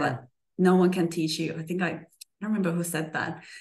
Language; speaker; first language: English; non-native, fluent; Finnish